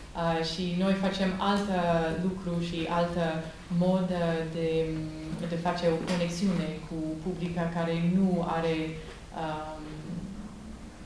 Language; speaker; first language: Romanian; non-native, learner; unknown